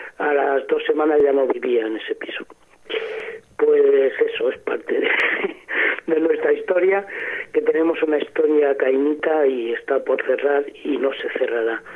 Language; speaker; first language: Spanish; native; Spanish